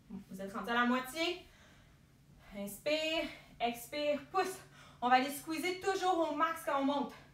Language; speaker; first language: French; native; French